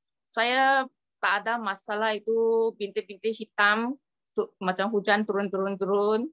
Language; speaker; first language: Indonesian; non-native, local second language; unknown